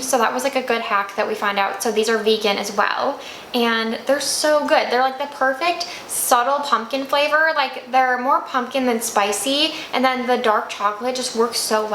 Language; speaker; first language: English; native; English